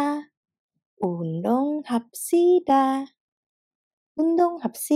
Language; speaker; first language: Korean; non-native, fluent; Indonesian